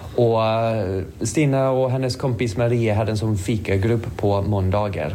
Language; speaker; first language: Swedish; non-native, fluent; English